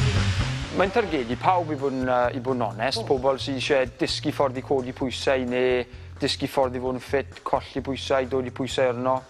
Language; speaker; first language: Welsh; native; Welsh